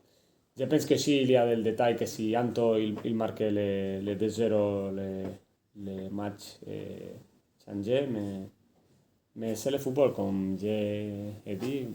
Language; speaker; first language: French; non-native, fluent; Spanish